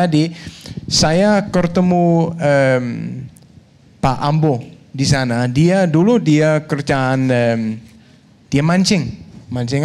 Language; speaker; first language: Indonesian; non-native, fluent; Danish